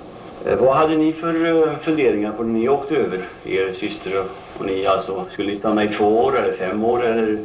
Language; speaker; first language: Swedish; native; Swedish